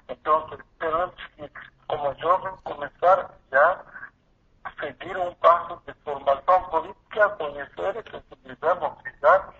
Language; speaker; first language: Spanish; non-native, learner; Portuguese